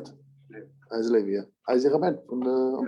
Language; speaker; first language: Dutch; non-native, learner; English